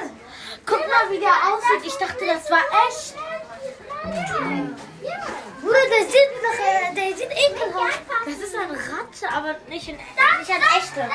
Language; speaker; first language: German; early bilingual, other home language; Arabic